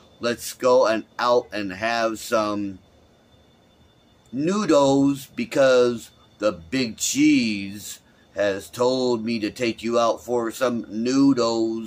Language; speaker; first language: English; native; English